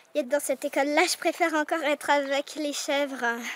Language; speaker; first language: French; native; French